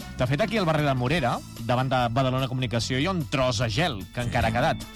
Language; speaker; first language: Catalan; native; Catalan